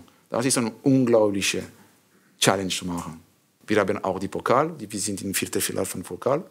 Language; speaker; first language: German; non-native, learner; French